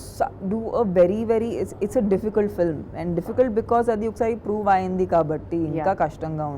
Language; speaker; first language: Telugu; non-native, fluent; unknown